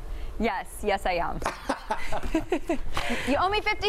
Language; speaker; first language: English; native; English